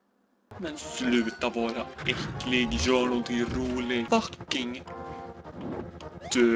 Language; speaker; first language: Swedish; native; Swedish